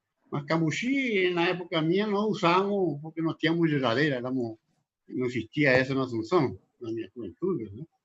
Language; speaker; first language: Portuguese; non-native, local second language; Spanish